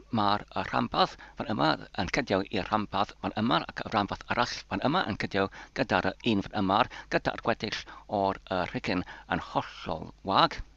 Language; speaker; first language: Welsh; non-native, local second language; English